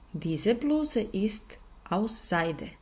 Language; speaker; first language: German; non-native, fluent; Serbian